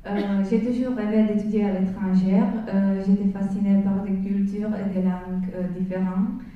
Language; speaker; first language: French; non-native, fluent; Czech